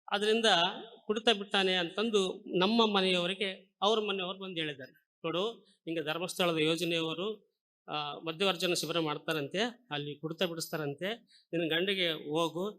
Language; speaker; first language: Kannada; native; Kannada